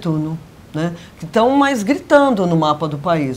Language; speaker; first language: Portuguese; native; Portuguese